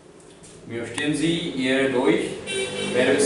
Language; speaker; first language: German; non-native, learner; Hindi